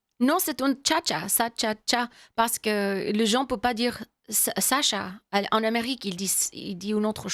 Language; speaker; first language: French; non-native, learner; English